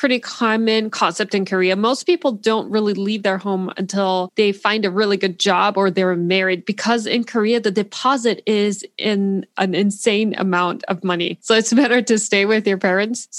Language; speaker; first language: English; non-native, fluent; Korean